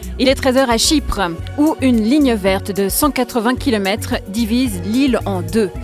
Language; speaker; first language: French; native; French